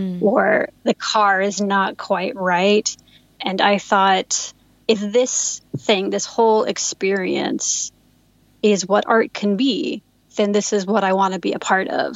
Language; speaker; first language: English; native; English